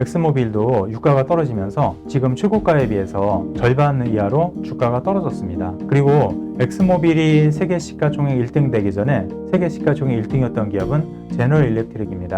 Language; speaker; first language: Korean; native; Korean